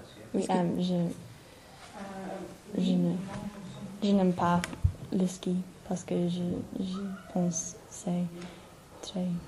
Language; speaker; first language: French; non-native, learner; English